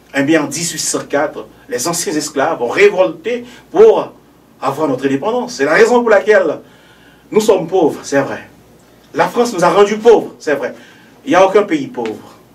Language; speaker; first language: French; non-native, local second language; Haitian Creole